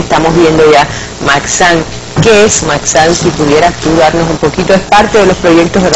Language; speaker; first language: Spanish; native; Spanish